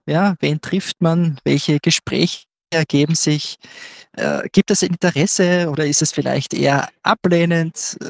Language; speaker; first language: German; native; German